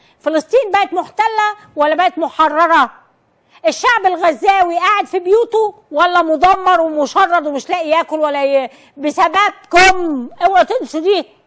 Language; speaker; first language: Arabic; native; Arabic